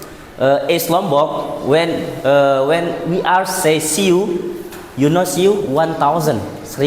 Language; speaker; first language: English; non-native, local second language; Indonesian